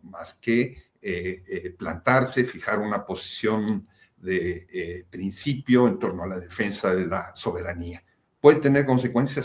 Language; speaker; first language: Spanish; native; Spanish